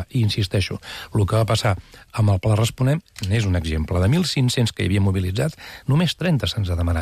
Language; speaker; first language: Catalan; native; Catalan